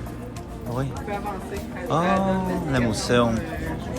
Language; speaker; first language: French; non-native, learner; Spanish